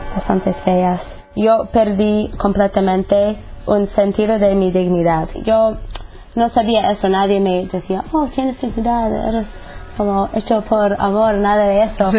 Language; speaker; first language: Spanish; non-native, fluent; English